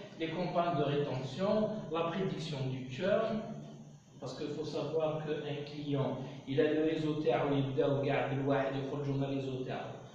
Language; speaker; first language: French; non-native, local second language; Arabic